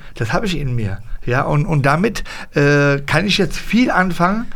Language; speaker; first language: German; early bilingual, other home language; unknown